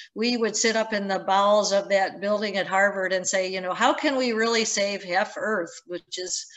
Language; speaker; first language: English; native; English